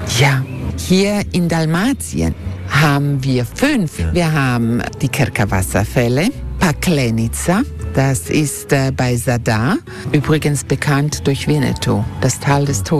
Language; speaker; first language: German; non-native, fluent; Croatian